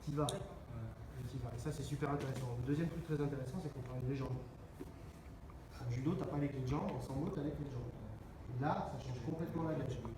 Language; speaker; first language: French; native; French